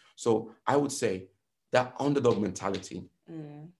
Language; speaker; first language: English; non-native, local second language; Yoruba